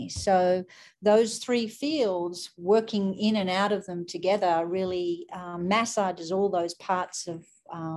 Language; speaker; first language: English; native; English